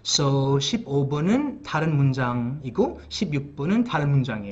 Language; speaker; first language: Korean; early bilingual, heritage; English